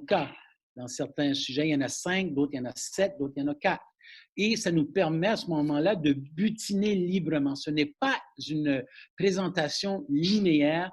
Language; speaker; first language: French; native; French